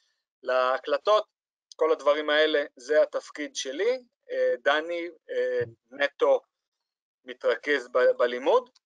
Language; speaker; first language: Hebrew; native; Hebrew